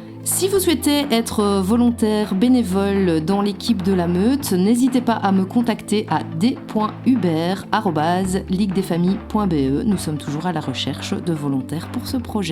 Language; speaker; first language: French; native; French